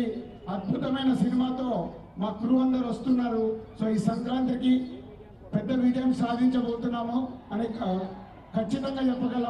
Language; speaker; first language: Telugu; native; Telugu